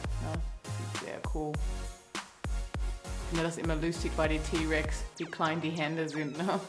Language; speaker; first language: German; non-native, learner; English